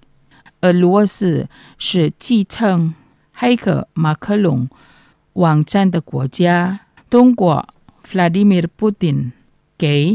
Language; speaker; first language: Chinese; non-native, fluent; Indonesian